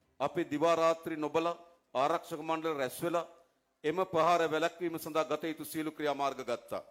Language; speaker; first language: Sinhala; native; Sinhala